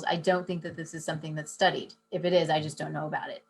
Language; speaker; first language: English; native; English